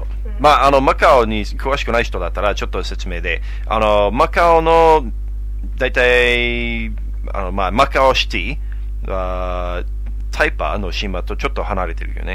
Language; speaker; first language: Japanese; non-native, fluent; English